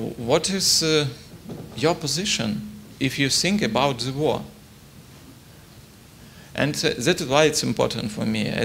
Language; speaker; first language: English; non-native, learner; Ukrainian